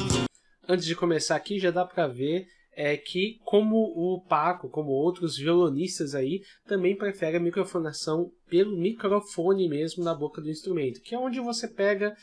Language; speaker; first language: Portuguese; native; Portuguese